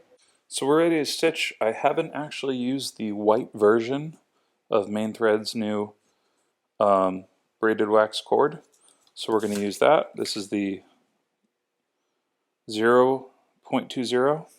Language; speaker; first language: English; native; English